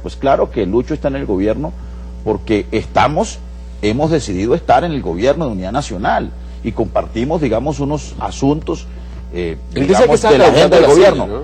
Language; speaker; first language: Spanish; native; Spanish